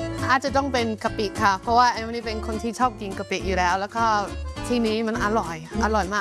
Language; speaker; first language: Thai; non-native, fluent; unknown